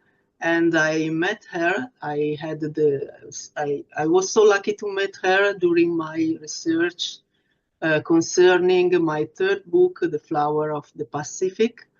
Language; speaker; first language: English; non-native, fluent; Italian